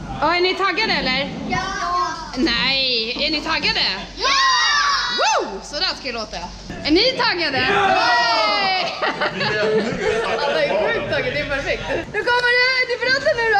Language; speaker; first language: Swedish; native; Swedish